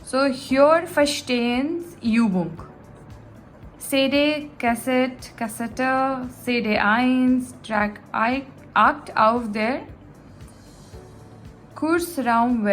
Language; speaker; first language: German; non-native, fluent; Gujarati